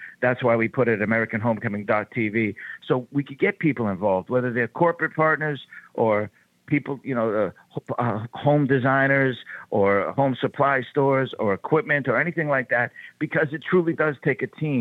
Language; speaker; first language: English; native; English